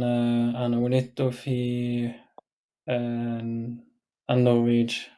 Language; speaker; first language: Arabic; non-native, learner; Norwegian